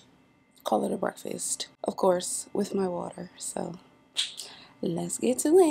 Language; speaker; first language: English; native; English